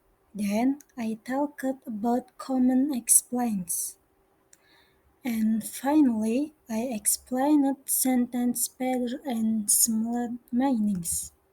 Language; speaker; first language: English; non-native, learner; Indonesian